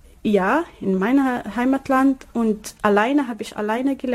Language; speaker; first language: German; non-native, learner; Arabic